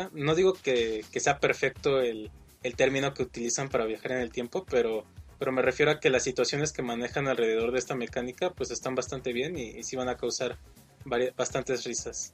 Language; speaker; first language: Spanish; native; Spanish